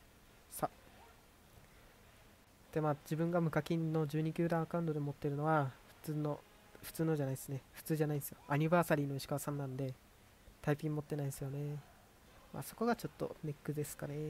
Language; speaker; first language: Japanese; native; Japanese